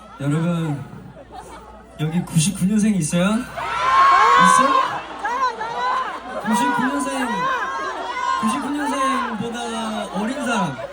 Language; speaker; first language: Korean; early bilingual, heritage; Korean